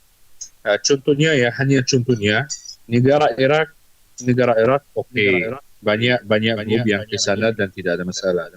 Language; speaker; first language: Indonesian; non-native, fluent; Arabic